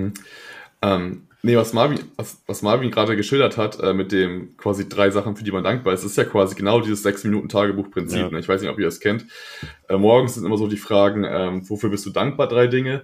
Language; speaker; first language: German; native; German